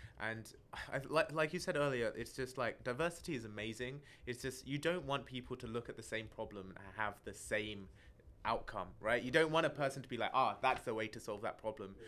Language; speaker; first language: English; early bilingual, other home language; Malayalam